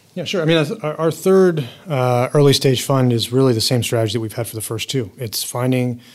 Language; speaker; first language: English; native; English